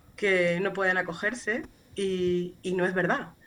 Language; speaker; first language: Spanish; native; Spanish